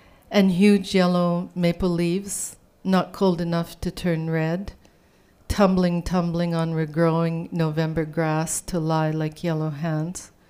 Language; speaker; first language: English; native; English